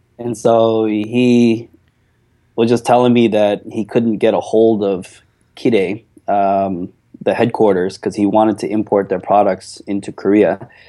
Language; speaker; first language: English; early bilingual, other home language; Korean